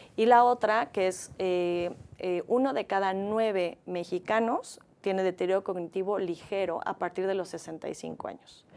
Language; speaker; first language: Spanish; native; Spanish